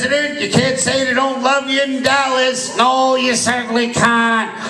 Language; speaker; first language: English; native; English